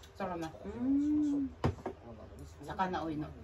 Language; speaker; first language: Japanese; non-native, learner; Filipino